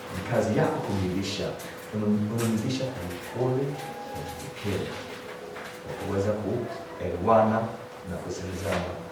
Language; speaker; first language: Swahili; non-native, fluent; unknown